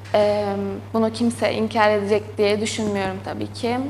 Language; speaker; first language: Turkish; native; Turkish